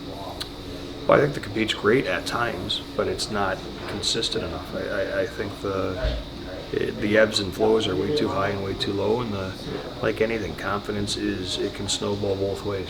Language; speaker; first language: English; native; English